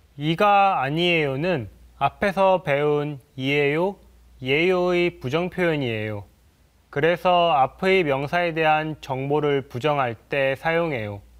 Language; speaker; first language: Korean; native; Korean